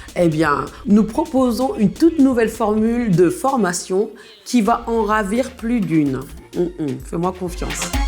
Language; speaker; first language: French; early bilingual, other home language; Bambara